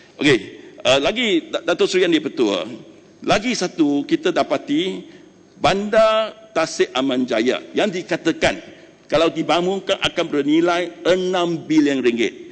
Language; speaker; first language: Malay; non-native, local second language; Chinese